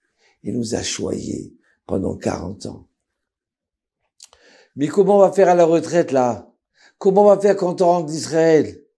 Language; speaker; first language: French; native; French